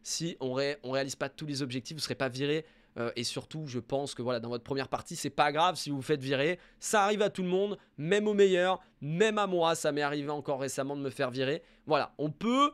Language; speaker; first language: French; native; French